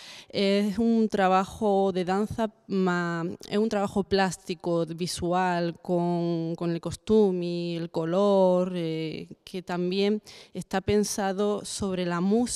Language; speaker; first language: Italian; non-native, learner; Spanish